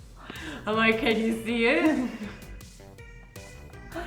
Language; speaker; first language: English; native; English